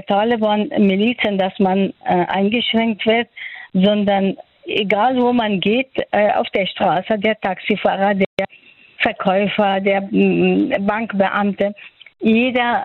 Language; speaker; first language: German; non-native, local second language; Persian